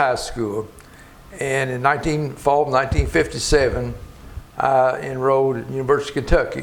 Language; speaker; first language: English; native; English